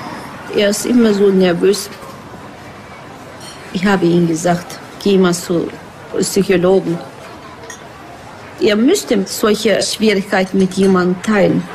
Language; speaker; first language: German; non-native, learner; Turkish